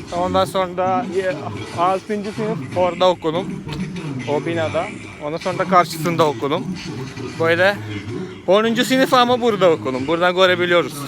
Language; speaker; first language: Turkish; non-native, fluent; Malayalam